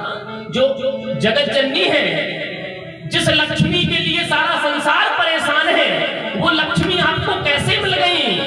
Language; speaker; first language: Hindi; native; Hindi